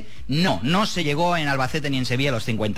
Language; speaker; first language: Spanish; native; Spanish